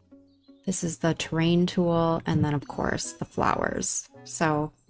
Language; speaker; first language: English; native; English